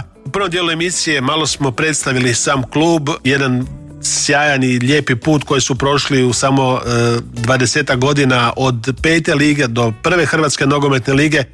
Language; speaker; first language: Bosnian; native; Bosnian